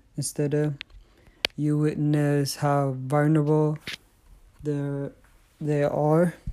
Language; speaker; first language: English; non-native, fluent; Tigrinya